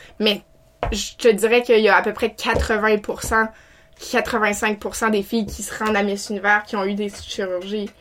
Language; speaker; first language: French; native; French